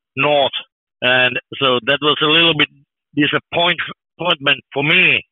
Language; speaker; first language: English; non-native, fluent; Finnish